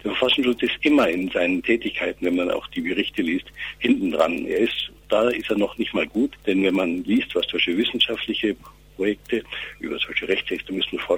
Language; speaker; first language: German; native; German